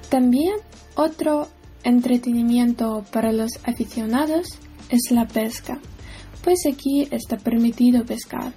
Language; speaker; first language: Spanish; non-native, learner; Ukrainian